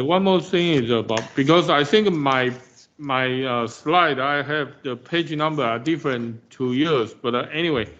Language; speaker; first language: English; non-native, fluent; Chinese